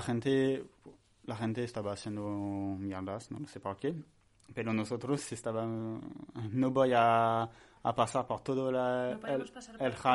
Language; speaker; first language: Spanish; non-native, learner; French